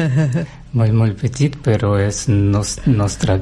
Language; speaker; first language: Catalan; non-native, learner; Russian